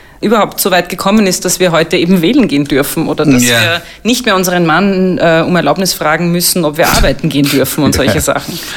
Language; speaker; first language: German; native; German